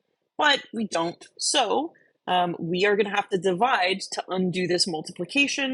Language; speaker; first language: English; native; English